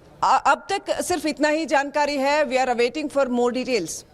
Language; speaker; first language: Hindi; non-native, local second language; Kannada